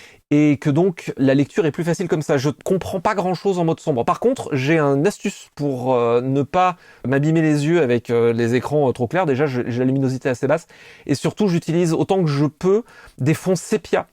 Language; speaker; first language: French; native; French